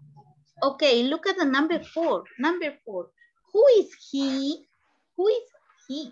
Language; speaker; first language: English; non-native, learner; Spanish